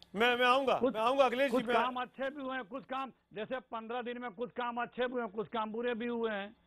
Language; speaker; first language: Hindi; native; Hindi